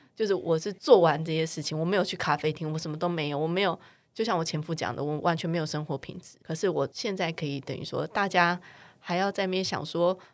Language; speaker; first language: Chinese; native; Chinese